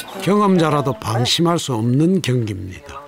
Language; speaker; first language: Korean; native; Korean